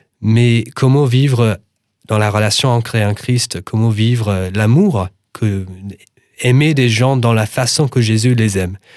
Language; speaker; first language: French; non-native, fluent; English